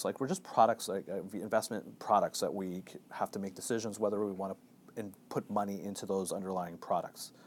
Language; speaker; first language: English; native; English